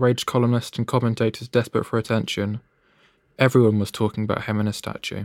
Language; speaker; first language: English; native; English